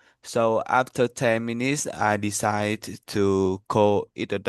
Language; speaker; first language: English; non-native, learner; Vietnamese